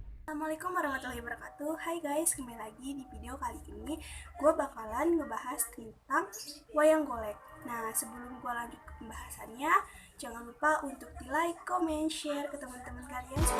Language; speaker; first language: Indonesian; native; Indonesian